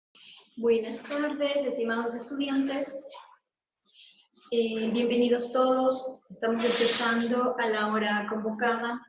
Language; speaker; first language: Spanish; native; Spanish